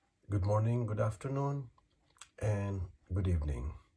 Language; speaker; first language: English; non-native, local second language; Filipino